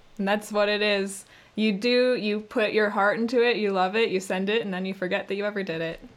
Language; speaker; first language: English; native; English